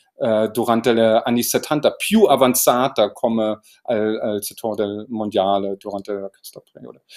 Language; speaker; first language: Italian; non-native, learner; German